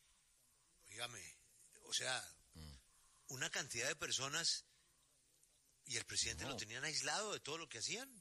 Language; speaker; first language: Spanish; native; Spanish